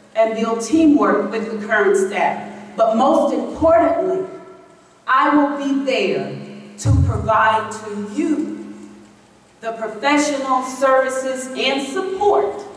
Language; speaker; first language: English; native; English